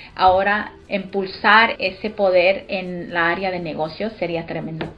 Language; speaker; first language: Spanish; early bilingual, heritage; Spanish